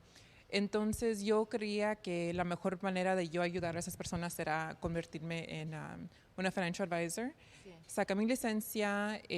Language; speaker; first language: Spanish; early bilingual, heritage; Spanish